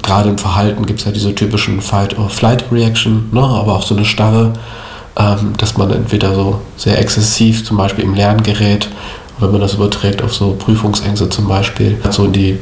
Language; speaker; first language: German; native; German